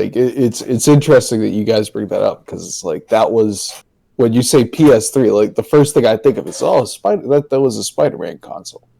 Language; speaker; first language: English; native; English